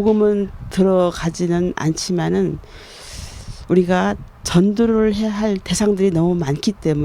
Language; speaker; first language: Korean; native; Korean